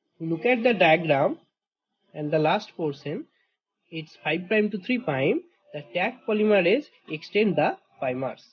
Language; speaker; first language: English; non-native, local second language; Bangla